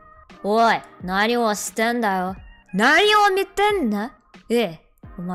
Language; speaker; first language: Japanese; non-native, learner; Russian